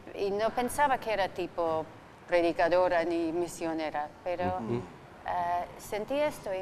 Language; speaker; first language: Spanish; non-native, fluent; English